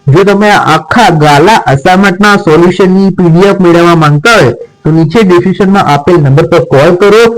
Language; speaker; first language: Gujarati; non-native, local second language; Marathi